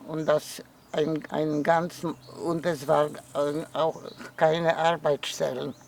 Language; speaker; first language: German; non-native, fluent; Polish